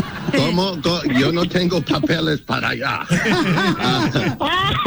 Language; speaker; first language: Spanish; non-native, learner; English